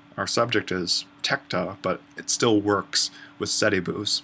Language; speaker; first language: English; native; English